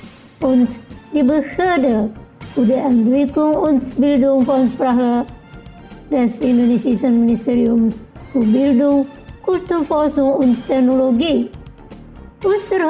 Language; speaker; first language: German; non-native, fluent; Indonesian